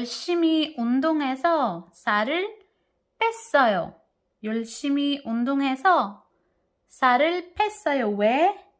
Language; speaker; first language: Korean; non-native, fluent; Filipino